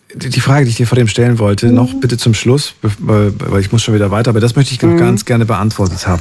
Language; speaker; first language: German; native; German